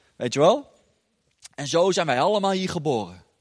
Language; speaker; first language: Dutch; native; Dutch